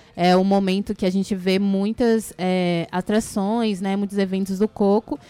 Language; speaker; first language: Portuguese; native; Portuguese